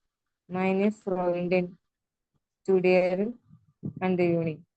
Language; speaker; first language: German; non-native, learner; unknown